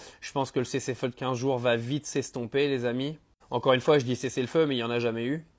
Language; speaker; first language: French; native; French